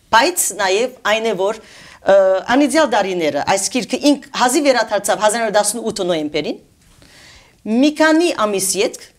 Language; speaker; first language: Armenian; native; Armenian